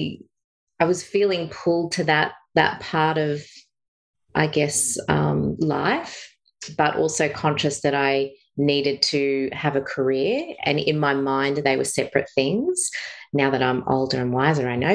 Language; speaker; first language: English; native; English